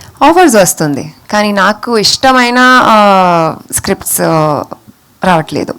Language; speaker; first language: Telugu; non-native, local second language; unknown